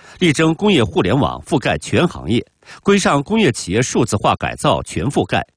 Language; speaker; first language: Chinese; native; Chinese